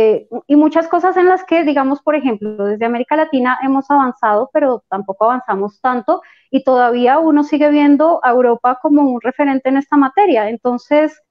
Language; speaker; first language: Spanish; native; Spanish